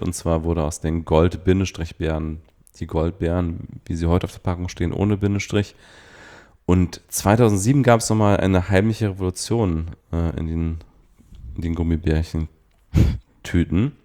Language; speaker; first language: German; native; German